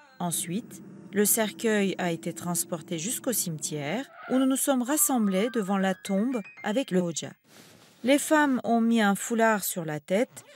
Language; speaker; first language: French; non-native, fluent; Turkish